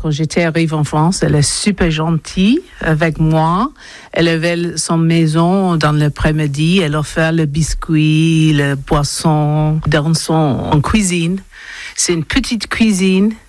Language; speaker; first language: French; non-native, learner; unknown